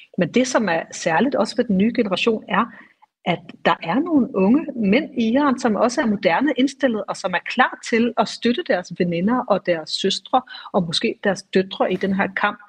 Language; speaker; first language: Danish; native; Danish